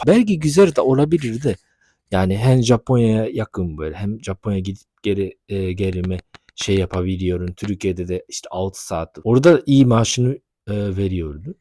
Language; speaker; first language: Turkish; non-native, fluent; Japanese